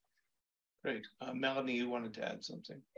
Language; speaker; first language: English; native; English